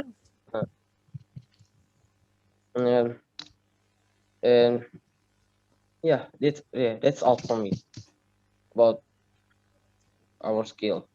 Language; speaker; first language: English; non-native, learner; Indonesian